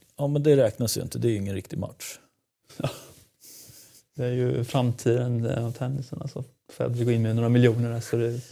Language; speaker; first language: Swedish; native; Swedish